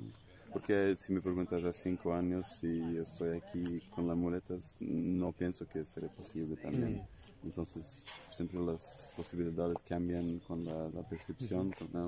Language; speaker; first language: Spanish; non-native, fluent; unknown